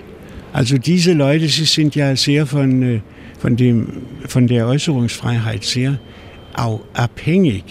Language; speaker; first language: German; non-native, fluent; Danish